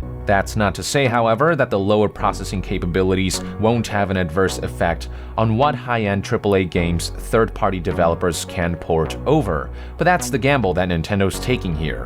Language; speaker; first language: English; native; English